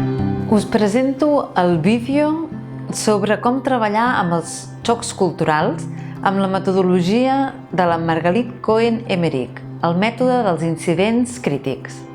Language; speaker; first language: Catalan; native; Catalan